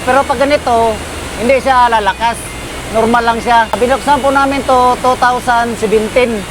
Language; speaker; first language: Filipino; non-native, local second language; Cebuano